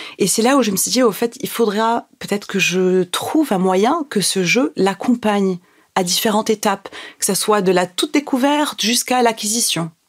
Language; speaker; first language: French; non-native, local second language; Arabic